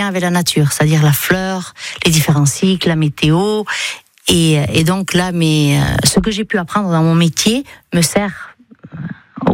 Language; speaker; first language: French; native; French